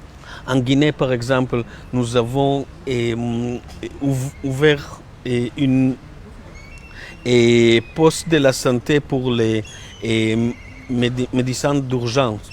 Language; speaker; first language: French; non-native, learner; Hebrew